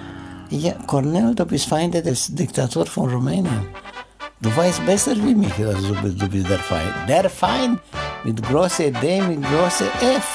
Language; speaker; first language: German; non-native, learner; Romanian